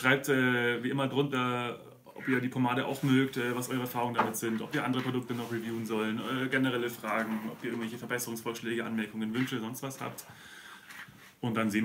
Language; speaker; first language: German; native; German